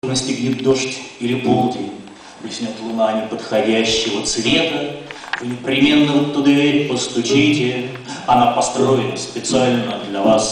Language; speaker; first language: Russian; native; Russian